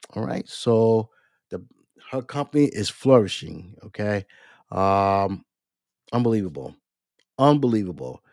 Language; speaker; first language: English; native; English